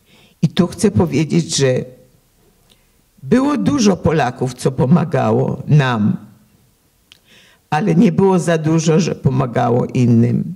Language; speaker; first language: Polish; early bilingual, heritage; Polish